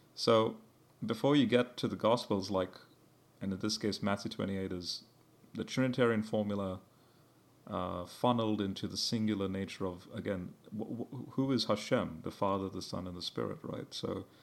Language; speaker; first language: English; early bilingual, heritage; English